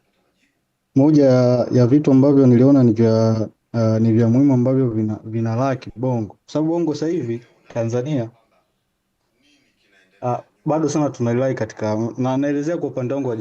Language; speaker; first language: Swahili; native; Swahili